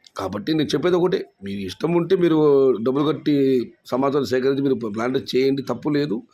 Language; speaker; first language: Telugu; non-native, local second language; Kannada